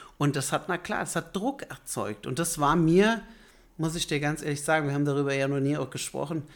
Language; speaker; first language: German; native; German